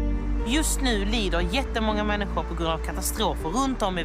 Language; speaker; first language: Swedish; native; Swedish